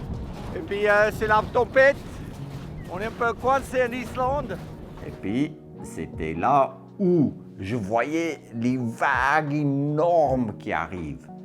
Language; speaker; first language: French; non-native, fluent; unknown